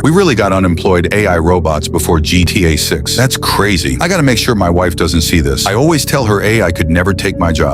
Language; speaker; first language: English; native; English